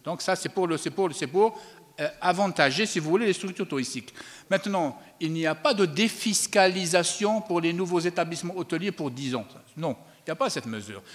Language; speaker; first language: French; non-native, local second language; Arabic